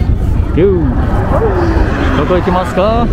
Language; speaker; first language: Japanese; non-native, fluent; Indonesian